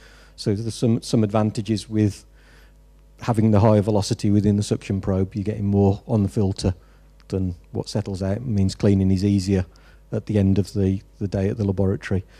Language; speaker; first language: English; native; English